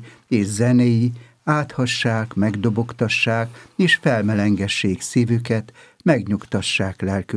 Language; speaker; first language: Hungarian; native; Hungarian